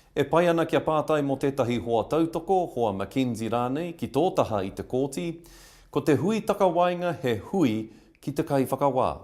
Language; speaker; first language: Māori; non-native, local second language; English